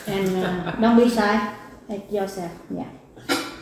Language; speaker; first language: English; non-native, learner; Vietnamese